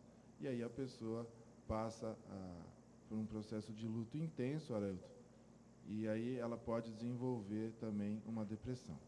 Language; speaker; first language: Portuguese; native; Portuguese